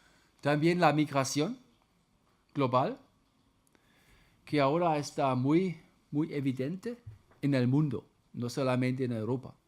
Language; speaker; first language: Spanish; non-native, fluent; German